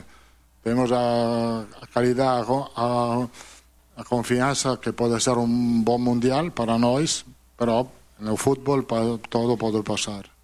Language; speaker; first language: Portuguese; non-native, fluent; Italian